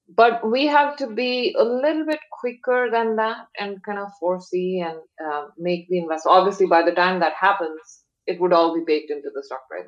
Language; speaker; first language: English; non-native, local second language; Hindi